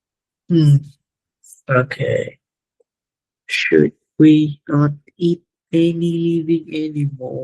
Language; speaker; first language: English; non-native, learner; Vietnamese